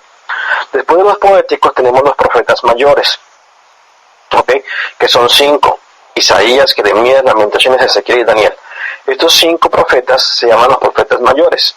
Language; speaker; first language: Spanish; native; Spanish